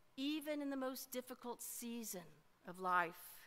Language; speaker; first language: English; native; English